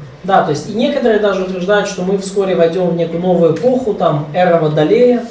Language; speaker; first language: Russian; native; Russian